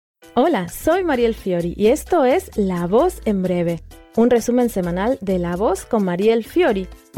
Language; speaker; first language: Spanish; native; Spanish